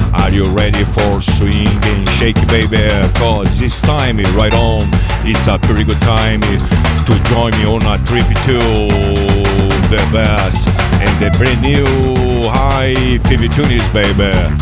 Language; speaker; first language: English; non-native, fluent; Portuguese